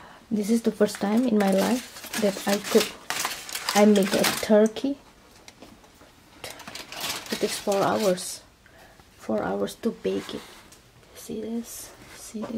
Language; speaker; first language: English; non-native, learner; Indonesian